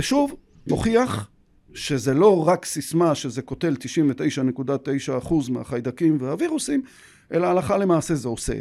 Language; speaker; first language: Hebrew; native; Hebrew